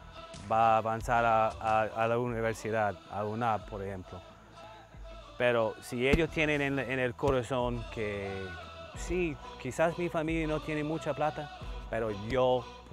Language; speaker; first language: Spanish; non-native, learner; English